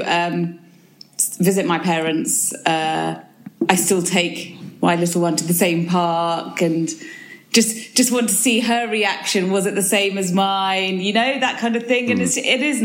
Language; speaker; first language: English; native; English